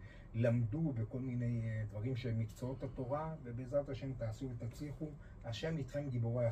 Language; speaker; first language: Hebrew; native; Hebrew